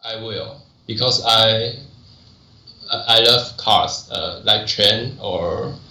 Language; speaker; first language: English; non-native, learner; Chinese